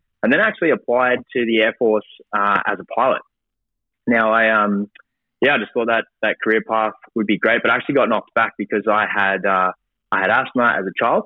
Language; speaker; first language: English; native; English